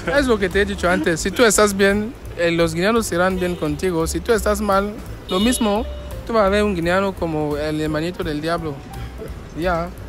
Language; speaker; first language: Spanish; non-native, fluent; French